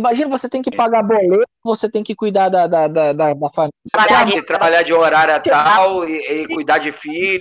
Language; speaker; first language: Portuguese; native; Portuguese